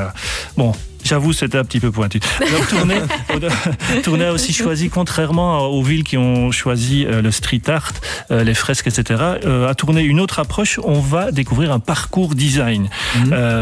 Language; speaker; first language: French; native; French